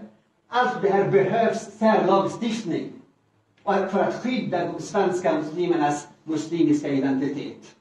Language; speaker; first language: Swedish; non-native, fluent; Arabic